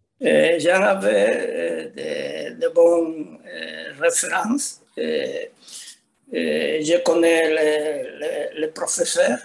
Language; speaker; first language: French; non-native, learner; Spanish